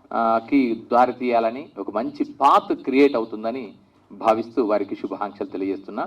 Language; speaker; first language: Telugu; native; Telugu